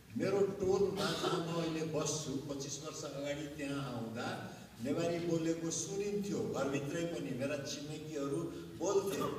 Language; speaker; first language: Nepali; non-native, local second language; Maithili